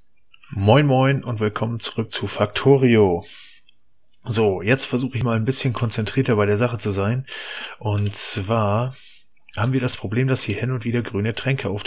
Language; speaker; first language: German; native; German